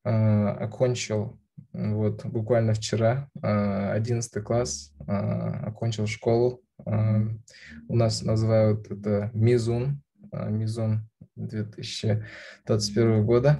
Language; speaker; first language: Russian; non-native, local second language; Kazakh